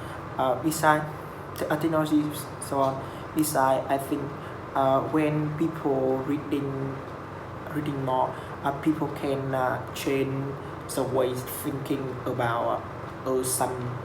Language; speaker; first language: English; non-native, learner; Vietnamese